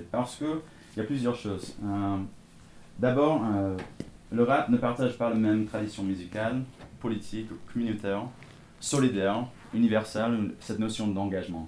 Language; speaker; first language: French; non-native, fluent; English